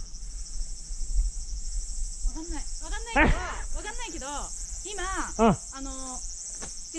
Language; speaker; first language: Japanese; native; Japanese